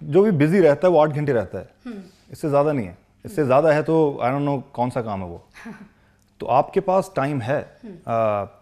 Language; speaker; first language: Hindi; non-native, local second language; Punjabi